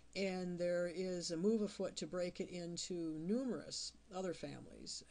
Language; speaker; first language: English; native; English